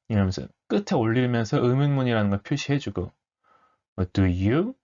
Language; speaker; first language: Korean; native; Korean